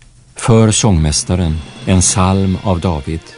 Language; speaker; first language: Swedish; native; Swedish